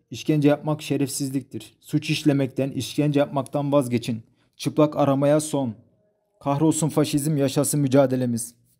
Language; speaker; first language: Turkish; native; Turkish